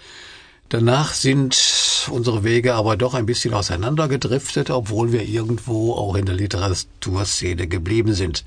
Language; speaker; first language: German; native; German